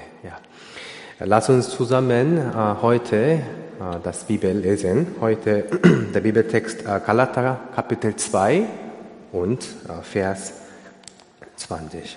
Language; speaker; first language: German; non-native, learner; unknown